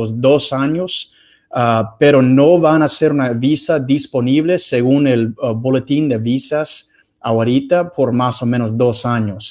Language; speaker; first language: Spanish; non-native, fluent; English